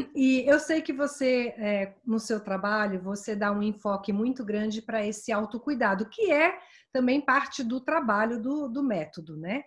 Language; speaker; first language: Portuguese; native; Portuguese